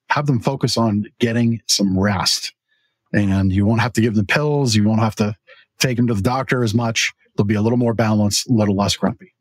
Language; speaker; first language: English; native; English